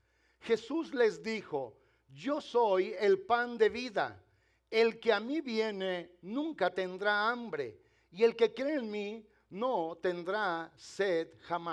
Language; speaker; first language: Spanish; native; Spanish